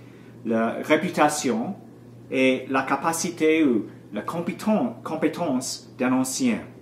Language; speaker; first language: French; non-native, learner; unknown